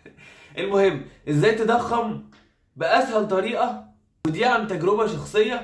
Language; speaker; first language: Arabic; native; Arabic